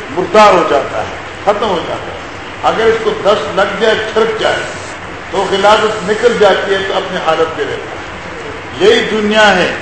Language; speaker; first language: Urdu; non-native, local second language; Pashto